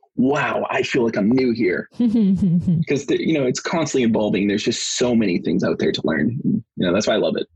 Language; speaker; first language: English; native; English